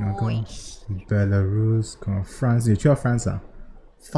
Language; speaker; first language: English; non-native, local second language; Chinese